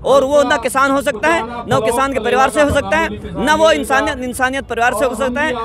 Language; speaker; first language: Hindi; native; Hindi